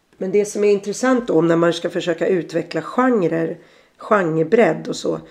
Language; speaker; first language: Swedish; native; Swedish